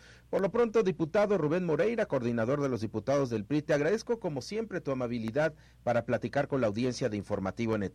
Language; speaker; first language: Spanish; native; Spanish